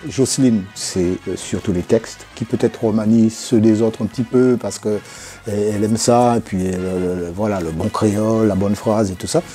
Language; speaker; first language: French; native; French